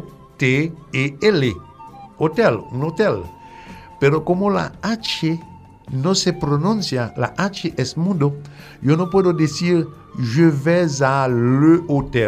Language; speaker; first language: Spanish; non-native, fluent; French